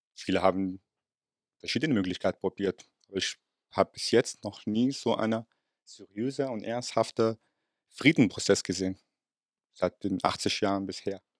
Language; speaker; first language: German; non-native, fluent; Arabic